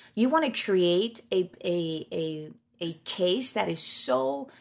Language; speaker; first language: English; non-native, fluent; German